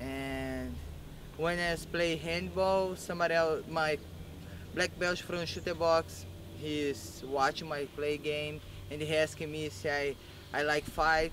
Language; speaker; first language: English; non-native, learner; Portuguese